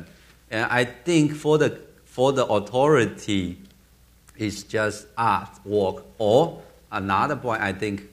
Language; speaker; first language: English; non-native, learner; Chinese